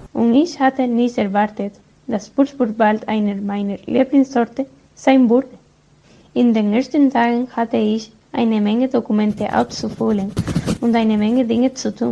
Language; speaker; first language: German; non-native, learner; Spanish